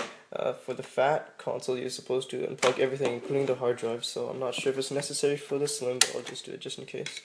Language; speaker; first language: English; native; English